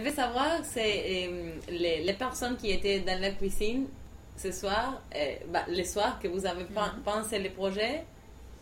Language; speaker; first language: French; non-native, fluent; Spanish